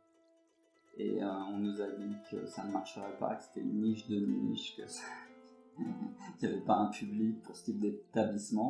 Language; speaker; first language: French; native; French